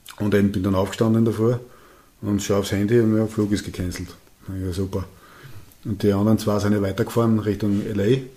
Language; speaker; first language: German; native; German